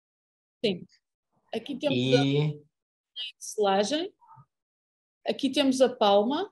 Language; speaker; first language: Spanish; non-native, fluent; Portuguese